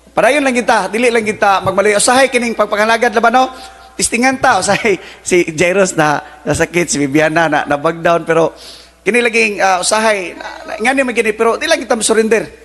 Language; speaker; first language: Cebuano; native; Cebuano